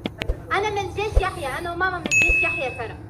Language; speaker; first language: Arabic; native; Arabic